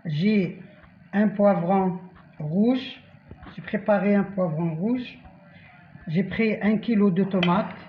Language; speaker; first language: French; non-native, local second language; Arabic